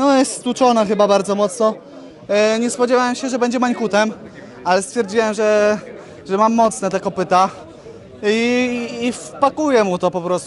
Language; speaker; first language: Polish; native; Polish